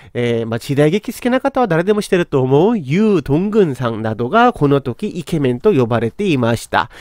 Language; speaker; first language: Japanese; non-native, fluent; Korean